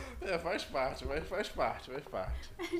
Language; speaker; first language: Portuguese; native; Portuguese